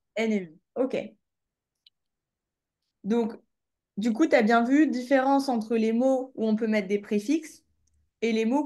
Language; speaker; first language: French; native; French